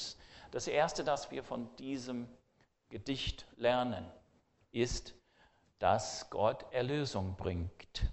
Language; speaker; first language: German; non-native, fluent; English